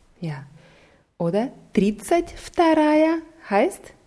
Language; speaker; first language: German; non-native, fluent; Russian